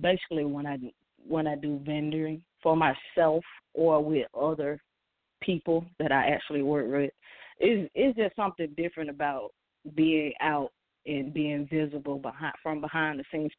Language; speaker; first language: English; native; English